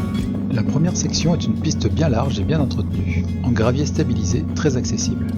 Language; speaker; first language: French; native; French